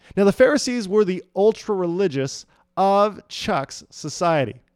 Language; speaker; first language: English; native; English